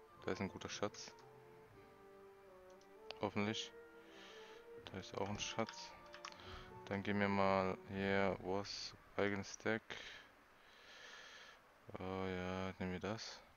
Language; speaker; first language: German; native; German